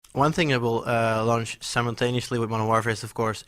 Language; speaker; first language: English; non-native, fluent; Dutch